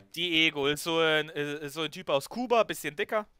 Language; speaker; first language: German; early bilingual, other home language; Ukrainian